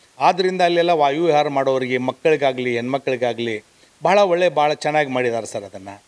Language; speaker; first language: Kannada; native; Kannada